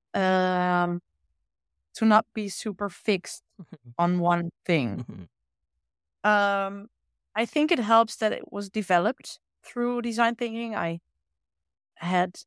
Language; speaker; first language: English; non-native, fluent; Dutch